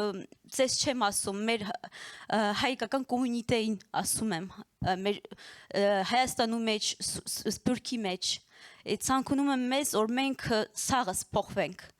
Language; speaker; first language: Armenian; early bilingual, heritage; Armenian